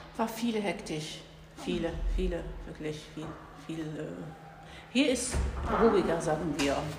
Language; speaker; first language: German; non-native, learner; Arabic